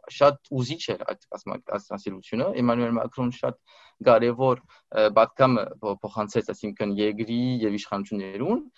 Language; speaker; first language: Armenian; early bilingual, heritage; Armenian